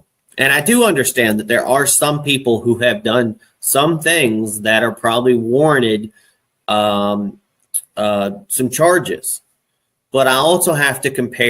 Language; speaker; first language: English; native; English